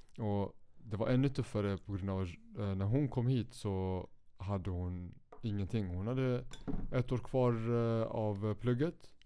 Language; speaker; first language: Swedish; native; Swedish